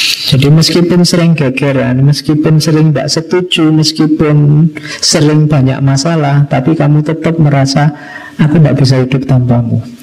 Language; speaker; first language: Indonesian; non-native, local second language; Javanese